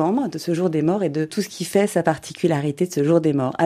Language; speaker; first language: French; native; French